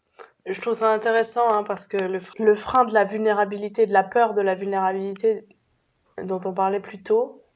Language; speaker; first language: French; native; French